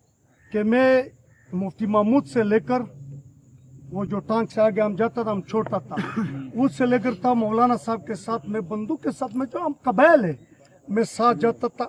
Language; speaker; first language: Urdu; non-native, local second language; Pashto